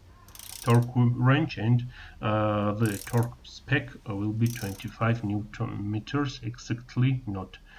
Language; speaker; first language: English; non-native, learner; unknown